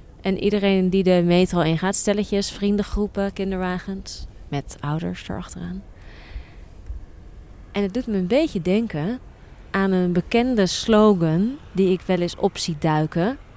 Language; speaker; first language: Dutch; native; Dutch